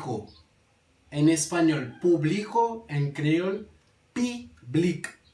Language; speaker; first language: Spanish; non-native, learner; Haitian Creole